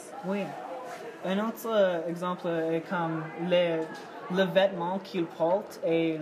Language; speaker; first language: French; non-native, learner; English